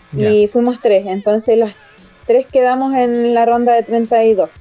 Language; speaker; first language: Spanish; native; Spanish